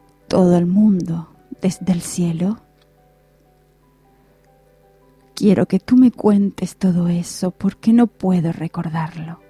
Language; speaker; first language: Spanish; native; Spanish